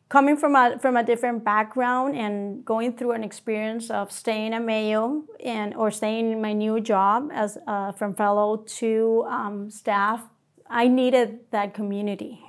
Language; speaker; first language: English; non-native, fluent; Spanish